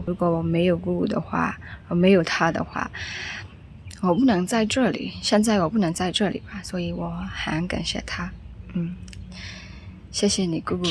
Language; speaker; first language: Chinese; non-native, learner; Burmese